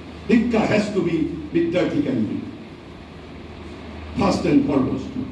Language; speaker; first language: English; non-native, local second language; Assamese